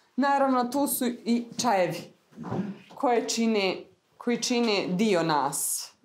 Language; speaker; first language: Serbian; native; Serbian